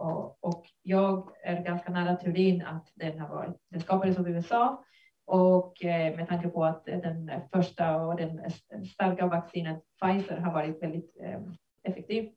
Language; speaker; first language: Swedish; non-native, fluent; Spanish